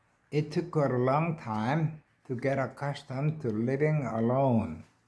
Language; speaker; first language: English; non-native, learner; Korean